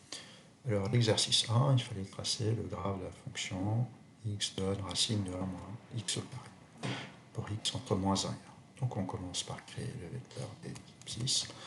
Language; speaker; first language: French; native; French